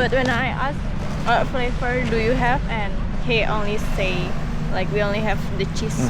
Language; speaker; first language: English; non-native, learner; Indonesian